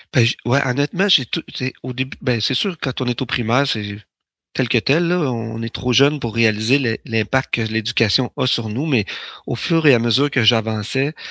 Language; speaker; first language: French; native; French